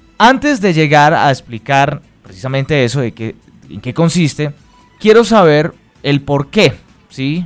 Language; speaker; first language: Spanish; native; Spanish